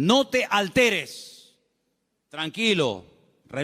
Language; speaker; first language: Spanish; native; Spanish